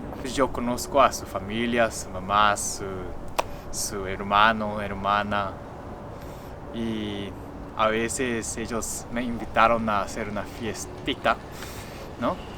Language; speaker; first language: Spanish; non-native, fluent; Japanese